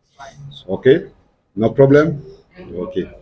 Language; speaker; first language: English; non-native, learner; French